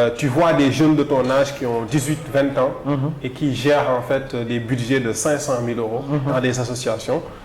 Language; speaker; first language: French; non-native, local second language; Wolof